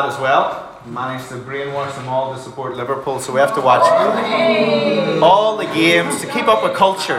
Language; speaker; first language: English; native; English